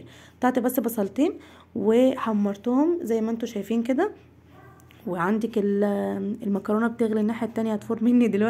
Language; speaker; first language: Arabic; native; Arabic